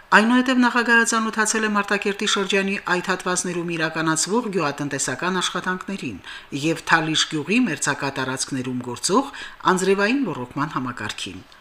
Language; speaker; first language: Armenian; native; Armenian